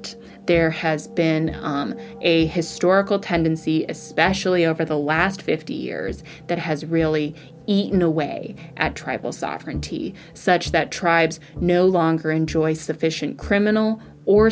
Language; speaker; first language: English; native; English